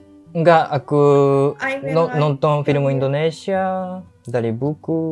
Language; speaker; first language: Indonesian; non-native, learner; Japanese